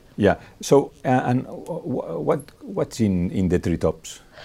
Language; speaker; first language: English; non-native, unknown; Catalan